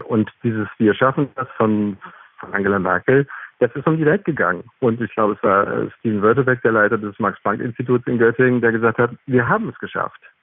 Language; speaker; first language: German; native; German